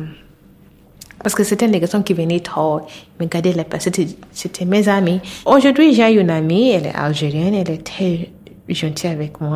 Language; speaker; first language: French; non-native, learner; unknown